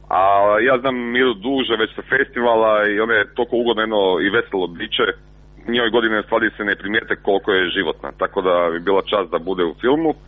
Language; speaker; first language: Croatian; native; Croatian